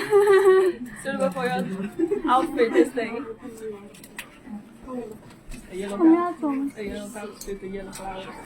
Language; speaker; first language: English; non-native, learner; Chinese